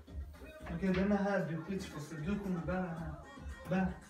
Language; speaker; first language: Swedish; early bilingual, other home language; Arabic